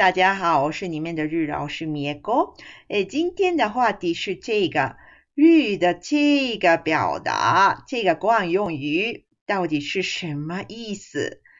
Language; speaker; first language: Chinese; non-native, fluent; Japanese